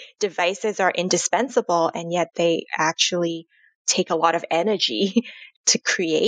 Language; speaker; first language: English; non-native, local second language; Cantonese